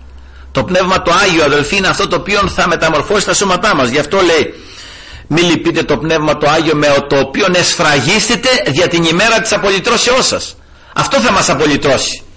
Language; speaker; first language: Greek; native; Greek